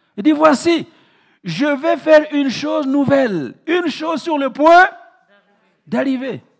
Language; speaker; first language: French; non-native, local second language; Mossi